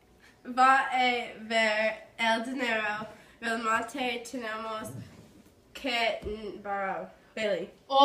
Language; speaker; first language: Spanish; non-native, learner; English